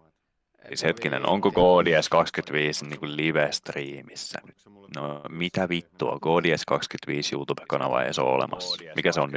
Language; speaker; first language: Finnish; native; Finnish